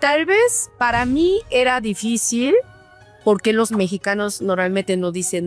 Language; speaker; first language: Spanish; non-native, fluent; Korean